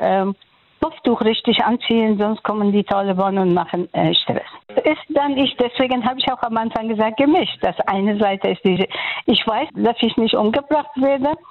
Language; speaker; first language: German; non-native, fluent; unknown